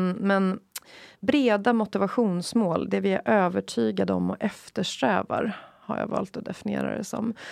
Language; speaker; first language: Swedish; non-native, fluent; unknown